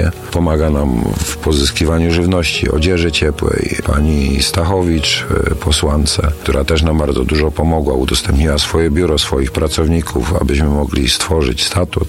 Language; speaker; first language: Polish; native; Polish